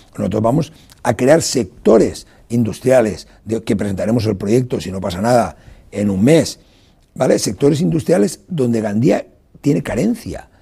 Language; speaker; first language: Spanish; non-native, local second language; Catalan